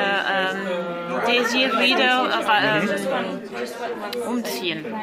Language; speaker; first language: German; non-native, learner; French